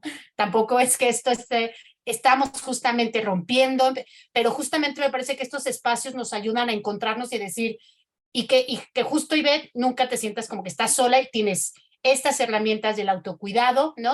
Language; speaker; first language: Spanish; native; Spanish